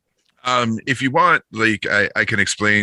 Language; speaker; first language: English; native; English